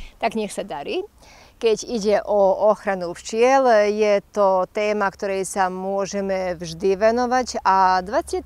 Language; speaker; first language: Slovak; native; Slovak